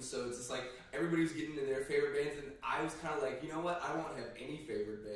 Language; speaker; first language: English; native; English